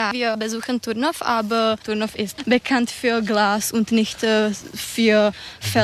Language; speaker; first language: German; non-native, learner; Czech